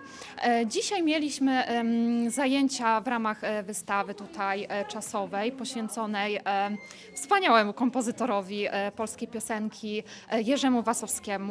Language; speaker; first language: Polish; native; Polish